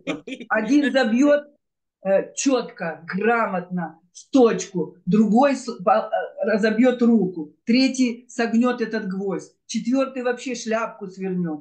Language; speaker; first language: Russian; native; Russian